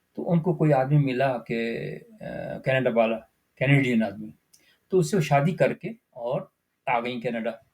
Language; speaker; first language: Urdu; native; Urdu